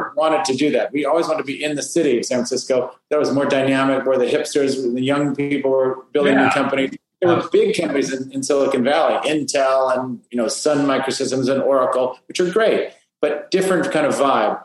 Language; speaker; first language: English; native; English